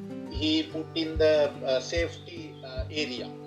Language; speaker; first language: English; non-native, learner; Sinhala